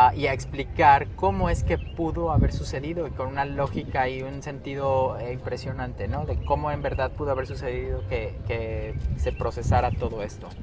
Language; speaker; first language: Spanish; native; Spanish